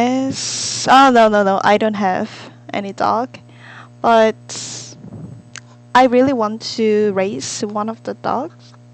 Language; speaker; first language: English; non-native, learner; Korean